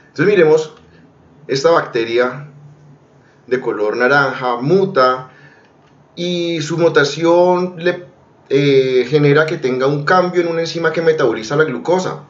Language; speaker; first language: Spanish; native; Spanish